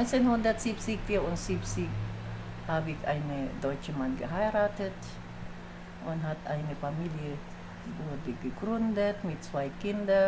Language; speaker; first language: German; non-native, learner; Filipino